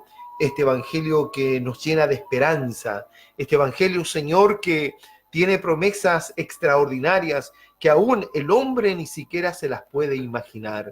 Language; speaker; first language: Spanish; native; Spanish